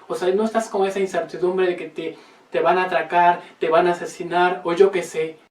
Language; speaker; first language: Spanish; native; Spanish